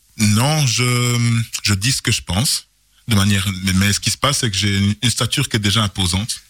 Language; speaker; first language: French; native; French